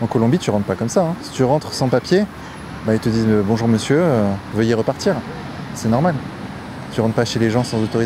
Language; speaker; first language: French; native; French